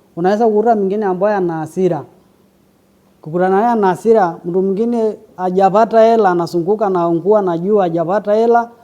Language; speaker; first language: Swahili; non-native, local second language; Masai